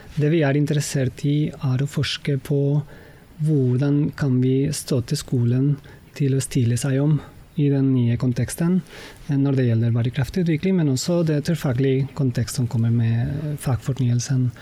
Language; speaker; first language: Norwegian; non-native, fluent; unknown